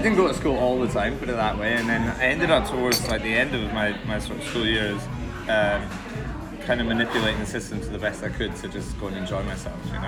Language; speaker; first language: English; native; English